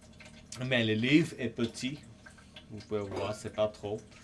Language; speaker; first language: French; non-native, fluent; English